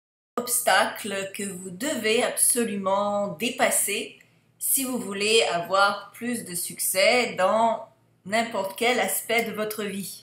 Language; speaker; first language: French; native; French